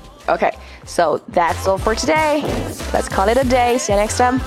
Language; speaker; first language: English; non-native, fluent; Chinese